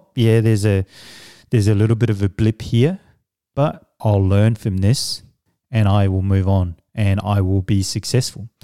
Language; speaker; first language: English; early bilingual, other home language; Samoan